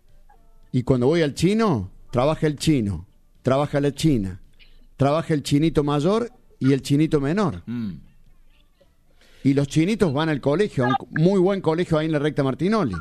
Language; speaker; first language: Spanish; native; Spanish